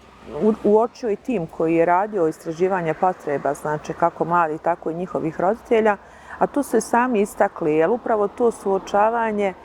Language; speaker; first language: Bosnian; native; Bosnian